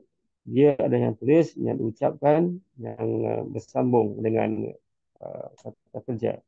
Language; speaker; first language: Indonesian; non-native, learner; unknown